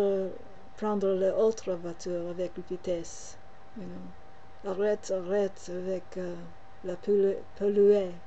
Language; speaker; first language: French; non-native, learner; English